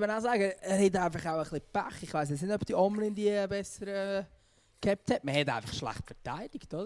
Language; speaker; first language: German; native; German